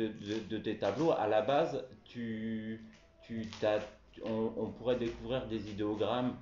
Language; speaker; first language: French; native; French